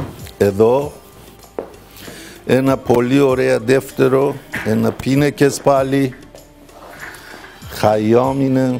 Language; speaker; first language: Greek; non-native, learner; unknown